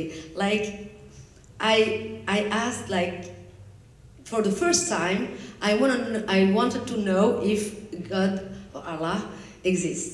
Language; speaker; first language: English; non-native, learner; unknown